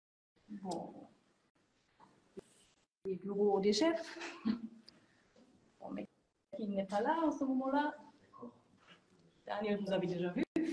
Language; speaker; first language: French; non-native, fluent; German